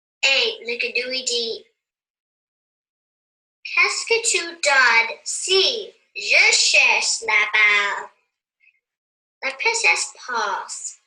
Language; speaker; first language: French; non-native, learner; English